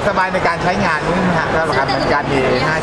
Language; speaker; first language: Thai; native; Thai